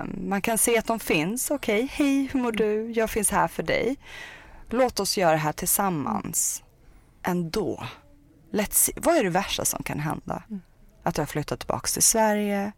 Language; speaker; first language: Swedish; early bilingual, other home language; Persian